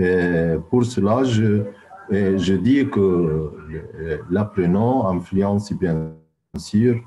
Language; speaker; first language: French; non-native, fluent; Arabic